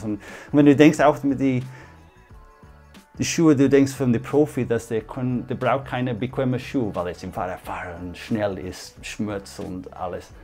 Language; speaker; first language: German; non-native, fluent; English